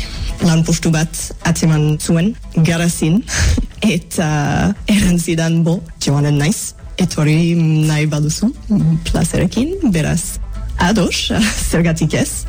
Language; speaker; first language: Basque; non-native, fluent; English